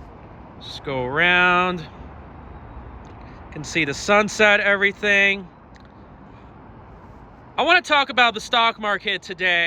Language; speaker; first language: English; native; English